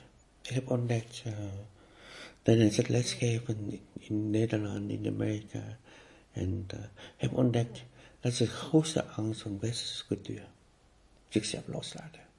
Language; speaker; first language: Dutch; non-native, fluent; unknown